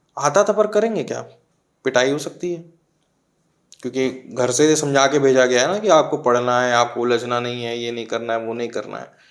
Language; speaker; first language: Hindi; native; Hindi